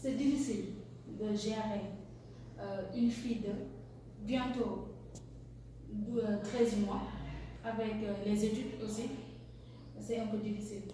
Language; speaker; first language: French; non-native, local second language; Wolof